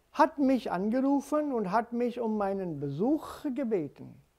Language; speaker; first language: German; non-native, fluent; Hindi